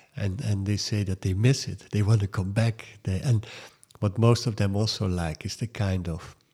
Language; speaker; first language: English; non-native, fluent; Dutch